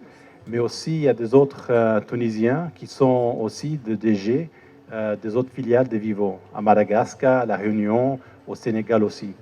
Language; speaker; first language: French; non-native, fluent; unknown